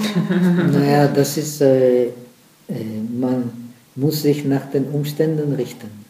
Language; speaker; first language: German; non-native, fluent; Czech